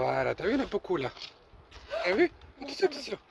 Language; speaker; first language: French; native; French